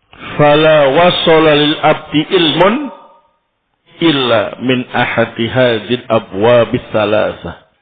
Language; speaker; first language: Arabic; non-native, fluent; Indonesian